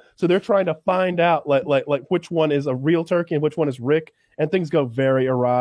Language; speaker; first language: English; native; English